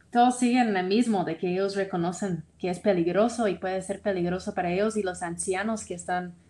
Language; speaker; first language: Spanish; non-native, fluent; English